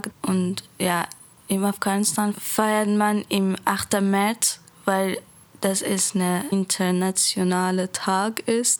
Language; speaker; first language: German; non-native, learner; Persian